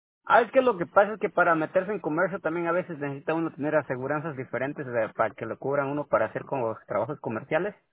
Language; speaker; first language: Spanish; native; Spanish